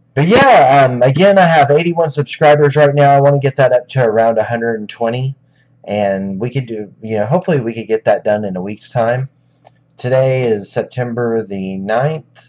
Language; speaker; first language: English; native; English